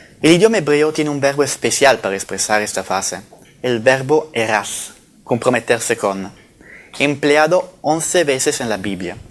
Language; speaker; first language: Spanish; non-native, fluent; Italian